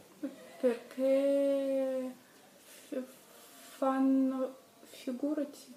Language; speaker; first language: Italian; non-native, learner; Russian